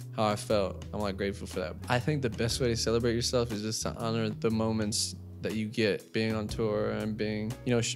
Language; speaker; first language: English; native; English